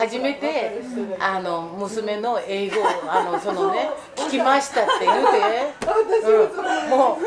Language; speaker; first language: Japanese; native; Japanese